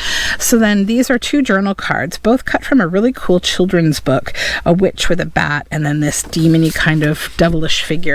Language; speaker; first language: English; native; English